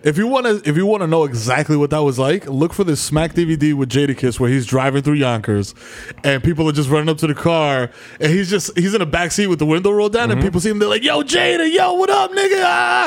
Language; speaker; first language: English; early bilingual, other home language; Spanish